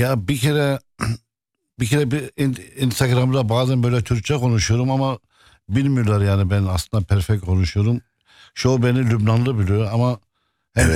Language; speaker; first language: Turkish; non-native, local second language; Arabic